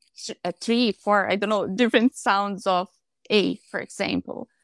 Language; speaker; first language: English; non-native, fluent; Portuguese